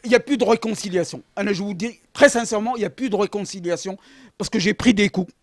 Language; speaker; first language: French; non-native, local second language; Arabic